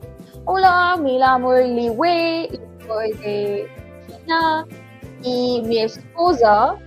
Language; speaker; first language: Spanish; non-native, learner; English